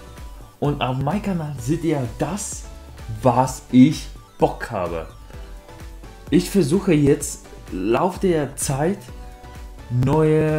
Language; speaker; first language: German; non-native, learner; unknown